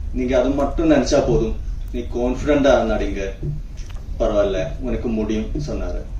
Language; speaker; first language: Tamil; non-native, learner; Malayalam